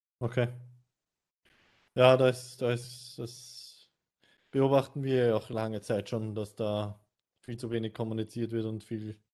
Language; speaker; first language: German; native; German